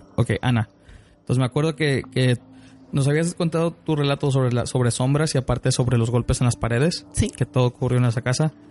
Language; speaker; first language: Spanish; early bilingual, heritage; Spanish